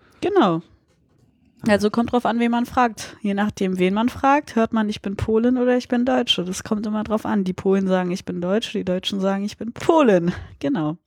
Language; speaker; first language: German; early bilingual, other home language; Polish